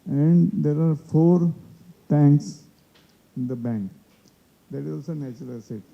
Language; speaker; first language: English; non-native, local second language; Marathi